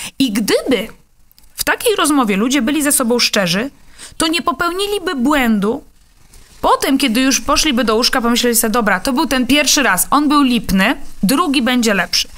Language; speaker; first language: Polish; native; Polish